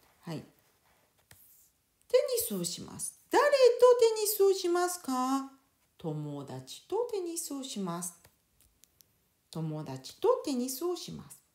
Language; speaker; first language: Japanese; non-native, fluent; French